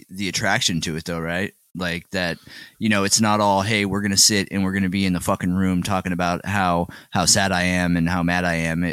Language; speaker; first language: English; native; English